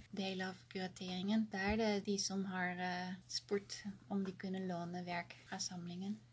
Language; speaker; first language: Norwegian; non-native, fluent; Dutch